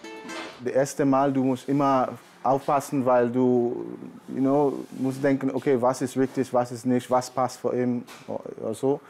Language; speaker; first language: German; non-native, learner; English